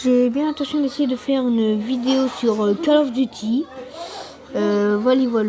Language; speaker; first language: French; native; French